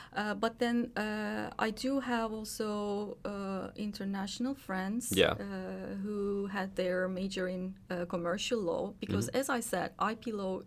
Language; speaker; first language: English; non-native, fluent; Turkish